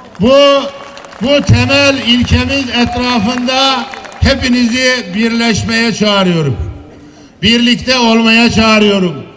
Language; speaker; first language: Turkish; native; Turkish